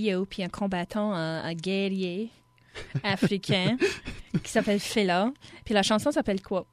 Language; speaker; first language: French; native; French